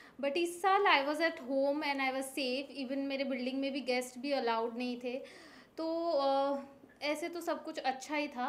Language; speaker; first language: Hindi; non-native, local second language; Bangla